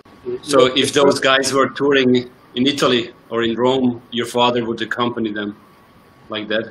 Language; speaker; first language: English; non-native, fluent; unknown